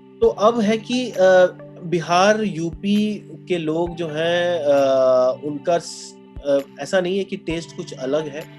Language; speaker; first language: Hindi; non-native, local second language; Bhojpuri